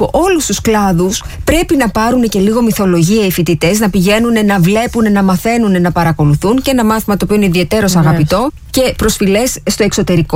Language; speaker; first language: Greek; native; Greek